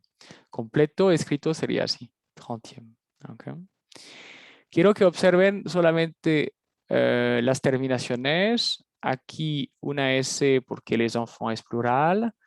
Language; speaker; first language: Spanish; non-native, fluent; French